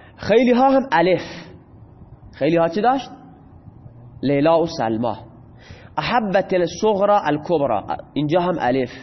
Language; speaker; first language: Persian; non-native, local second language; Baluchi